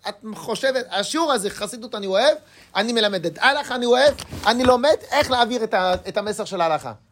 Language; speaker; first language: Hebrew; non-native, fluent; French